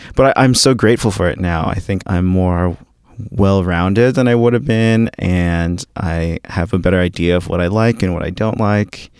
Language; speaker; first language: English; early bilingual, other home language; Filipino